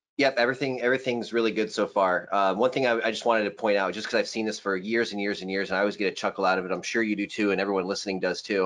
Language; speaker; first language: English; native; English